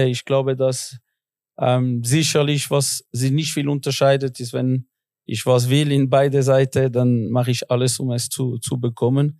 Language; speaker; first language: German; non-native, local second language; French